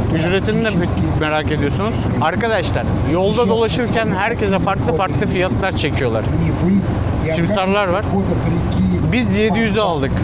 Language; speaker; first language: Turkish; native; Turkish